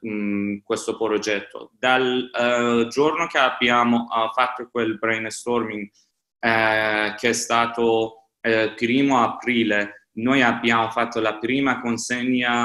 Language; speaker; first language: Italian; non-native, fluent; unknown